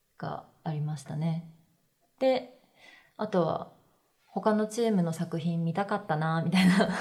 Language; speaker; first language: Japanese; native; Japanese